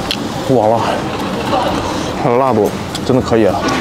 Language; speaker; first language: Chinese; native; Chinese